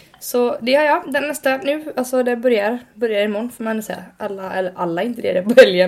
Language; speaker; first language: Swedish; native; Swedish